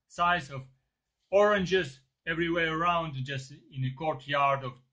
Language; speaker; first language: English; non-native, learner; Ukrainian